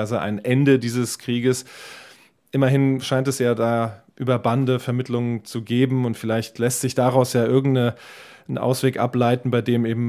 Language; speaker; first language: German; native; German